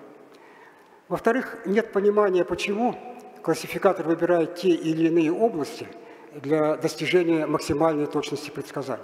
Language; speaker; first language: Russian; native; Russian